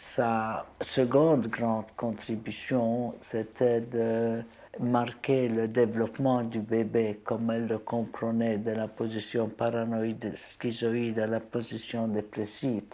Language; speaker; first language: French; non-native, fluent; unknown